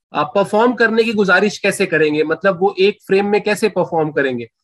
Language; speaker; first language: Hindi; native; Hindi